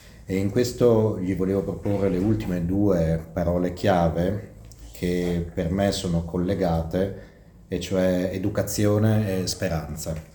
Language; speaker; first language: Italian; native; Italian